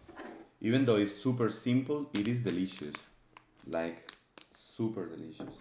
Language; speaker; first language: English; non-native, fluent; Spanish